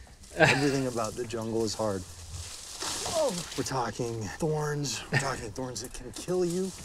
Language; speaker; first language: English; native; English